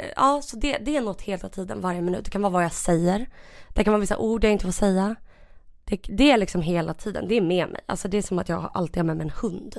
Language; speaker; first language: Swedish; early bilingual, other home language; Russian